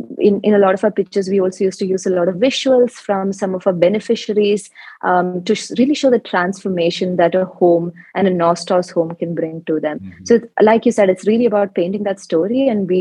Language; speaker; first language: English; non-native, local second language; Malayalam